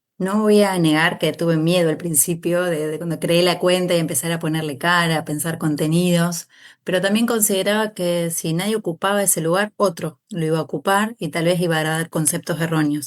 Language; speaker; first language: Spanish; native; Spanish